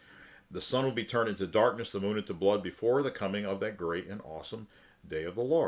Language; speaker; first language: English; native; English